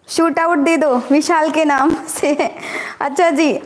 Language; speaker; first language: Hindi; native; Hindi